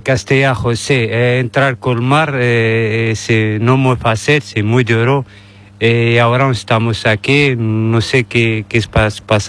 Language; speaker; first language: Spanish; non-native, learner; Arabic